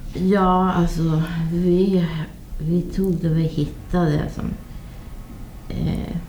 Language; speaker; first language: Swedish; native; Swedish